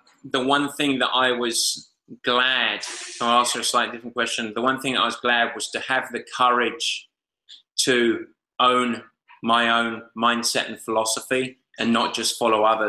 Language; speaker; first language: English; native; English